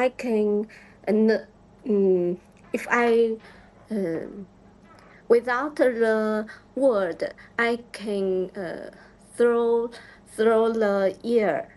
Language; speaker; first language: English; non-native, learner; Chinese